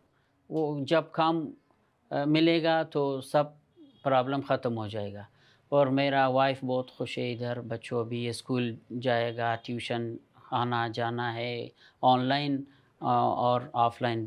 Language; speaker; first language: Hindi; non-native, learner; Persian